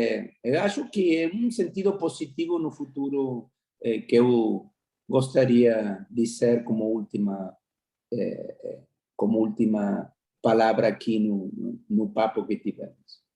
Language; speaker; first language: Portuguese; non-native, fluent; Spanish